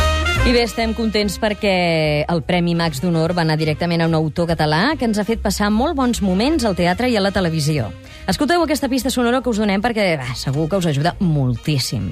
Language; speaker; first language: Catalan; native; Catalan